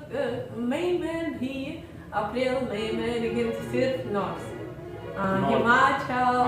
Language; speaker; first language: Hindi; non-native, learner; Russian